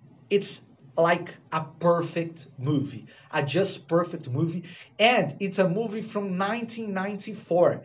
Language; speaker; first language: English; non-native, fluent; Portuguese